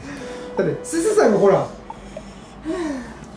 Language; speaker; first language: Japanese; native; Japanese